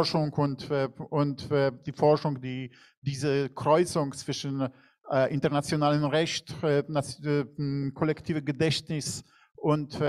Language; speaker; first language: German; non-native, fluent; Polish